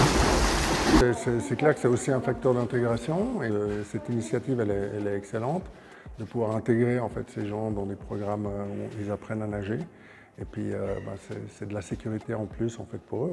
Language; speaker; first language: French; native; French